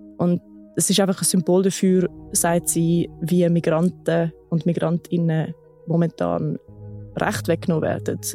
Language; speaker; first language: German; native; German